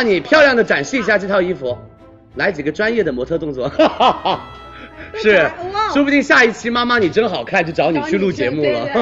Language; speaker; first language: Chinese; native; Chinese